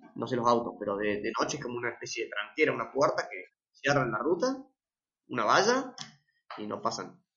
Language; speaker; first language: Spanish; native; Spanish